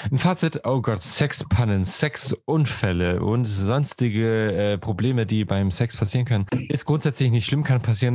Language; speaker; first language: German; native; German